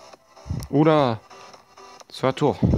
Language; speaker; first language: French; native; French